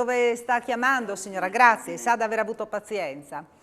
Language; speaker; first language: Italian; native; Italian